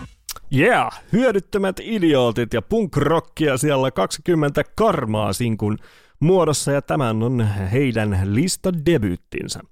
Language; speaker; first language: Finnish; native; Finnish